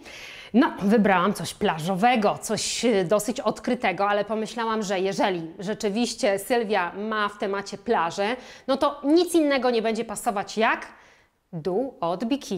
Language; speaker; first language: Polish; native; Polish